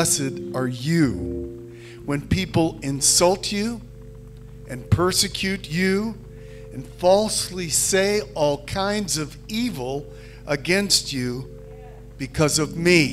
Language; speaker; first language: English; native; English